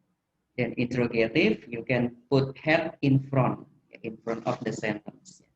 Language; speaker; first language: English; non-native, fluent; Indonesian